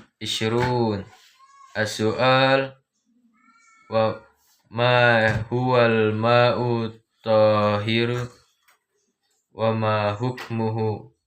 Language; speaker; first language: Arabic; non-native, learner; Indonesian